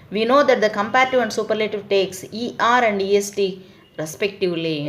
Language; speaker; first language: English; non-native, local second language; Telugu